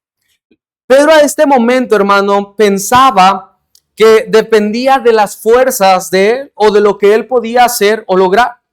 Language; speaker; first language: Spanish; native; Spanish